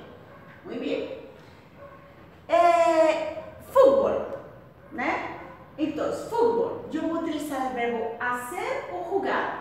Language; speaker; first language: Spanish; non-native, fluent; Portuguese